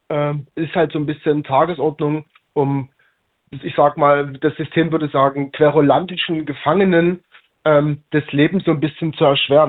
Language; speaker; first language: German; native; German